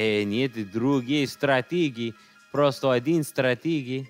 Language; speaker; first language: Russian; non-native, learner; English